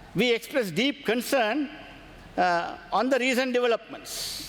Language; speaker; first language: English; non-native, local second language; Sinhala